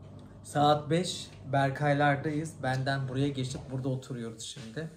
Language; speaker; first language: Turkish; native; Turkish